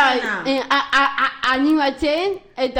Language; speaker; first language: Basque; non-native, local second language; Spanish